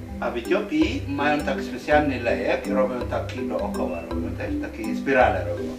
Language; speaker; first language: Polish; non-native, fluent; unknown